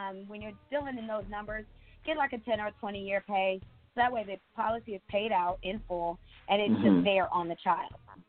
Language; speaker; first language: English; native; English